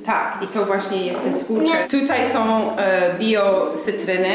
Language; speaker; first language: Polish; non-native, fluent; English